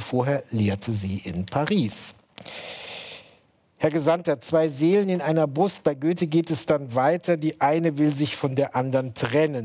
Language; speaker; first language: German; native; German